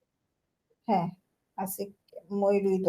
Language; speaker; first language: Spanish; non-native, learner; Bangla